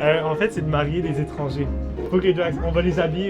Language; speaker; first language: French; native; French